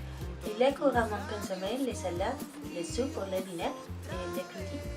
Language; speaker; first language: French; non-native, learner; Spanish